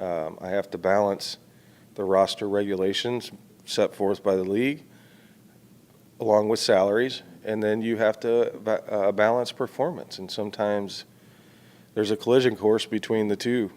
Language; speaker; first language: English; native; English